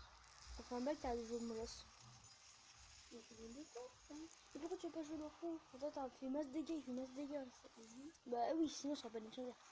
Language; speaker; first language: French; native; French